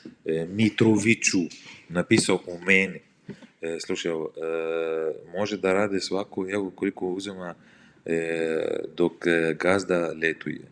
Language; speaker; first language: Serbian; non-native, learner; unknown